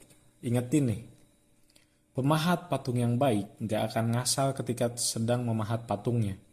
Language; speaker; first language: Indonesian; native; Indonesian